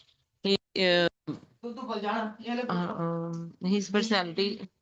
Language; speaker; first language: English; non-native, learner; Urdu